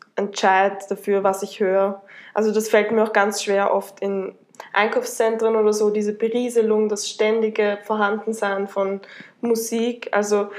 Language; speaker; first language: German; native; German